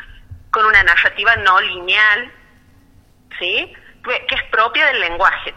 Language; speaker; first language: Spanish; native; Spanish